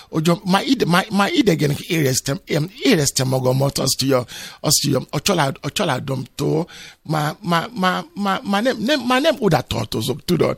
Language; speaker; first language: Hungarian; non-native, fluent; Yoruba